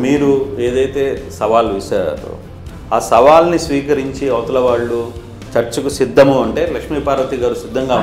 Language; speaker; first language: Telugu; native; Telugu